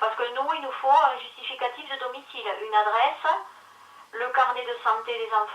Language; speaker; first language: French; native; French